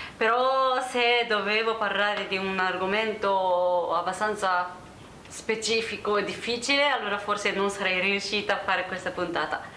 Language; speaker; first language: Italian; non-native, learner; Japanese